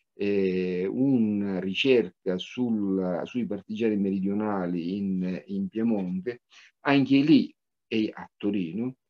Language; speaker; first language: Italian; native; Italian